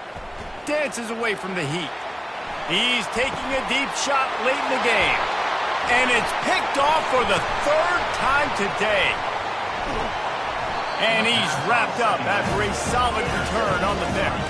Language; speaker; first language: English; native; English